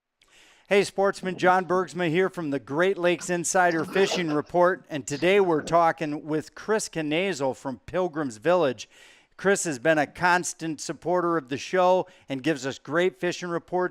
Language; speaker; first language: English; native; English